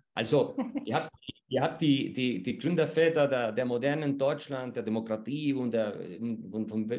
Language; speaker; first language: German; non-native, fluent; Spanish